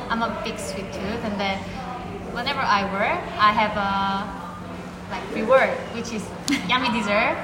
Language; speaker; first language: English; non-native, fluent; Korean